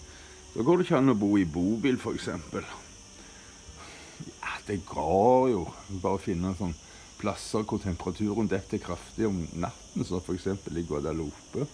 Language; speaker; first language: Norwegian; native; Norwegian